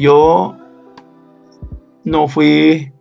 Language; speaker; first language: Spanish; non-native, local second language; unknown